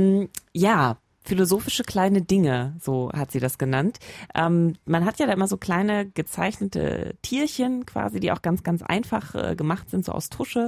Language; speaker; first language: German; native; German